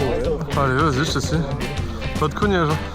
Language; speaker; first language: French; native; French